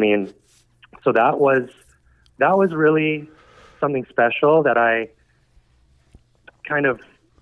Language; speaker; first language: English; native; English